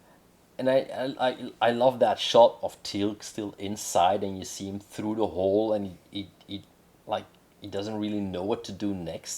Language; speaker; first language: English; non-native, fluent; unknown